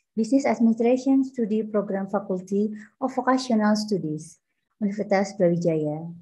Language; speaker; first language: English; non-native, learner; Indonesian